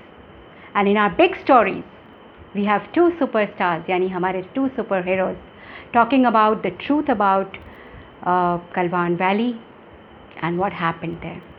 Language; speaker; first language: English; non-native, local second language; Hindi